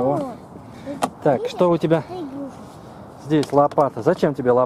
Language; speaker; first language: Russian; native; Russian